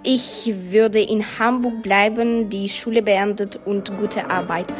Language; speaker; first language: German; non-native, learner; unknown